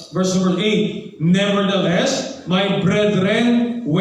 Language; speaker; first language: English; non-native, local second language; Filipino